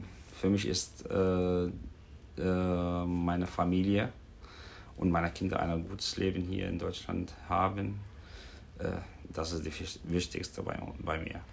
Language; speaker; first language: German; non-native, learner; Arabic